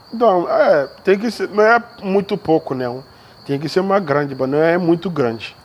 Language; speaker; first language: Portuguese; non-native, learner; Yoruba